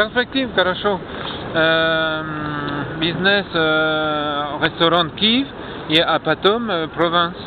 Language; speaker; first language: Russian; non-native, learner; French